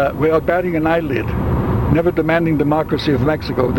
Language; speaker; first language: English; early bilingual, other home language; Spanish